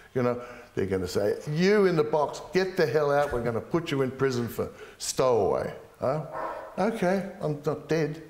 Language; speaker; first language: English; native; English